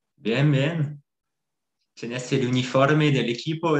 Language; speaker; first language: Spanish; non-native, fluent; French